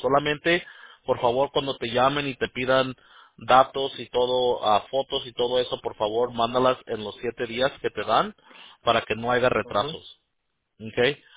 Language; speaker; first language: Spanish; native; Spanish